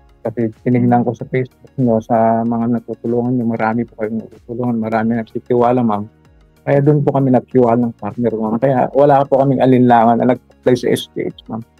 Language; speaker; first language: Filipino; non-native, local second language; Iloko